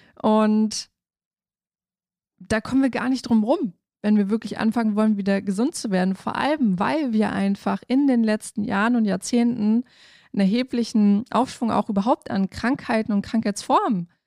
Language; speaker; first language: German; native; German